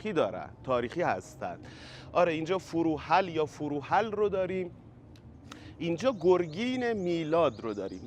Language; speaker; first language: Persian; native; Persian